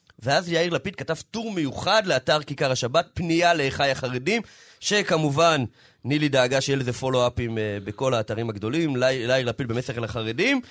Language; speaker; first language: Hebrew; native; Hebrew